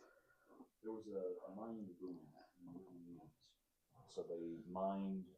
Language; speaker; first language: English; native; English